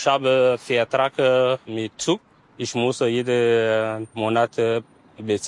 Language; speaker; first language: German; non-native, learner; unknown